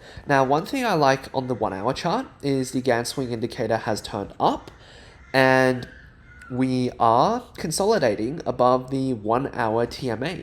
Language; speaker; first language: English; native; English